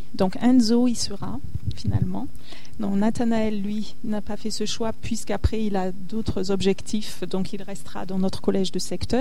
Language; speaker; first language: French; native; French